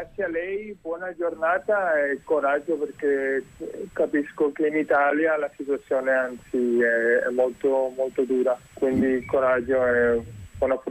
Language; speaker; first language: Italian; non-native, fluent; Spanish